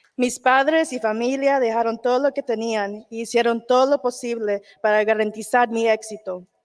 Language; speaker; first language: Spanish; early bilingual, other home language; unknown